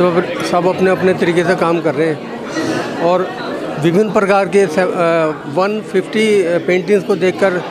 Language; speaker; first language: Hindi; native; Hindi